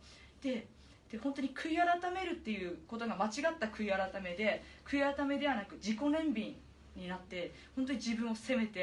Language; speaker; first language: Japanese; native; Japanese